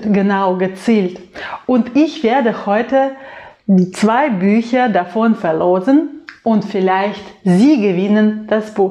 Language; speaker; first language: German; non-native, fluent; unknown